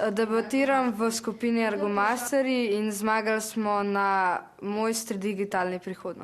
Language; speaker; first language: Slovenian; native; Slovenian